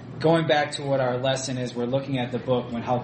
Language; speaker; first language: English; native; English